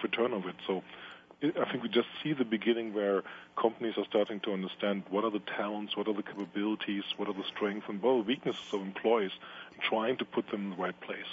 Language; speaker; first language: English; non-native, fluent; Italian